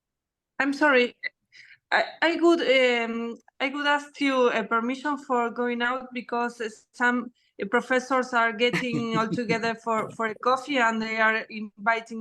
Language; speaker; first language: English; non-native, learner; Spanish